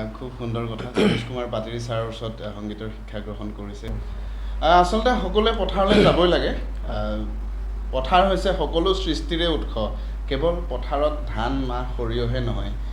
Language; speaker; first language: Assamese; non-native, local second language; Mising